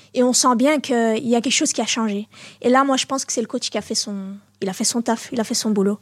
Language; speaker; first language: French; native; French